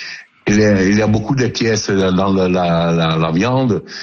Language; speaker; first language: French; non-native, learner; Italian